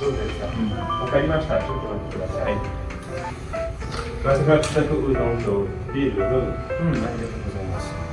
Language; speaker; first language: Japanese; non-native, learner; English